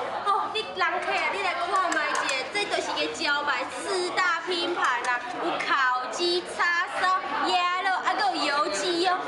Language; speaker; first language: Chinese; native; Chinese